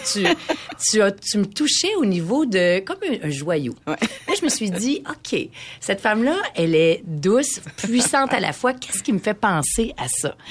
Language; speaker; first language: French; native; French